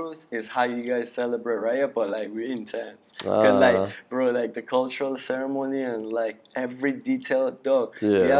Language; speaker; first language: English; early bilingual, other home language; Persian